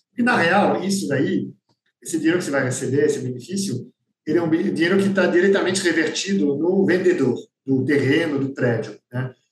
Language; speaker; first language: Portuguese; non-native, fluent; French